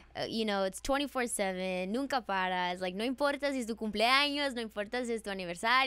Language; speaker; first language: English; early bilingual, other home language; Spanish